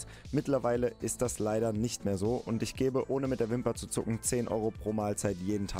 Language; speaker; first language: German; native; German